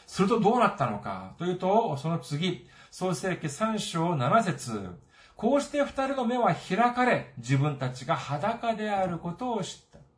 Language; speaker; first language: Japanese; non-native, fluent; Korean